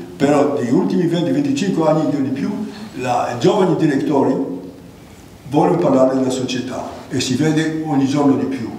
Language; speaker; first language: Italian; non-native, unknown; Greek